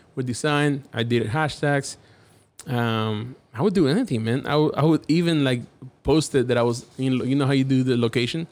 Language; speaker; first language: English; non-native, fluent; Spanish